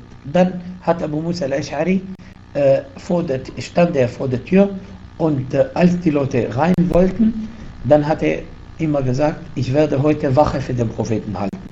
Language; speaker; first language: German; non-native, fluent; Arabic